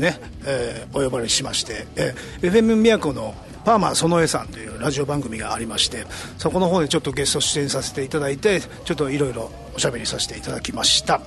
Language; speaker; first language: Japanese; native; Japanese